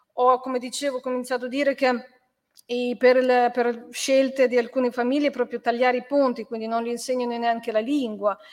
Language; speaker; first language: Italian; non-native, fluent; Ukrainian